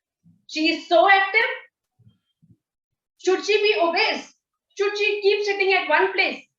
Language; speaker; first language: English; non-native, local second language; Hindi